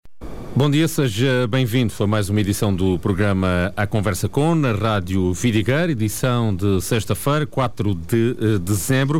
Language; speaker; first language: Portuguese; native; Portuguese